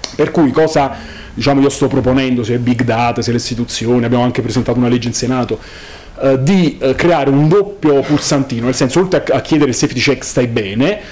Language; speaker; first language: Italian; native; Italian